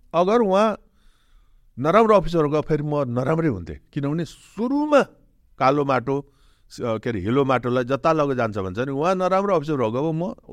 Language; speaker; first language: Nepali; native; Nepali